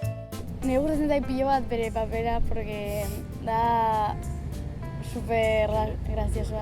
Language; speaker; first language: Basque; non-native, local second language; Spanish